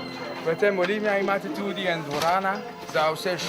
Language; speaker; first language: Slovenian; non-native, learner; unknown